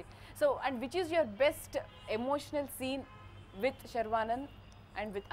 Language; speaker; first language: Telugu; native; Telugu